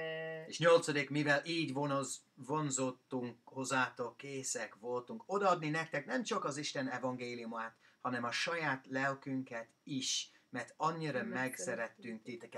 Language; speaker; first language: Hungarian; non-native, learner; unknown